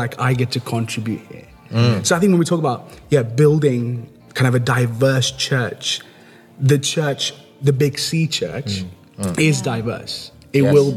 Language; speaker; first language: English; native; English